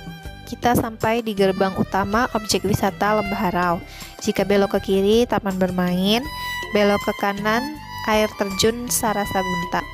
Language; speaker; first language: Indonesian; native; Indonesian